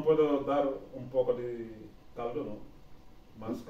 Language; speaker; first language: Spanish; non-native, learner; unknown